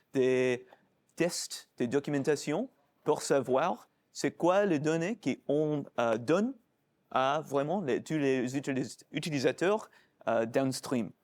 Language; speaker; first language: French; non-native, fluent; English